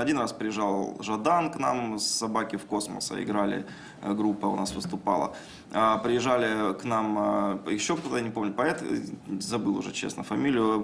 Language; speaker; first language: Russian; native; Russian